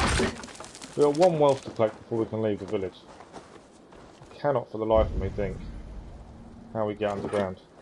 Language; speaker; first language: English; native; English